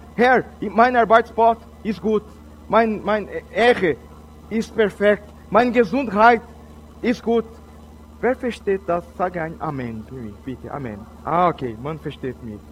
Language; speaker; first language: German; non-native, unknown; Portuguese